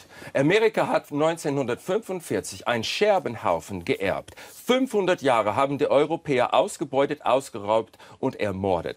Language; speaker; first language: German; non-native, fluent; English